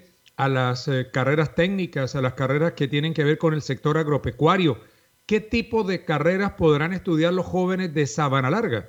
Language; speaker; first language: Spanish; native; Spanish